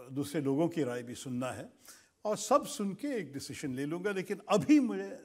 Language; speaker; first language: Hindi; non-native, local second language; Malayalam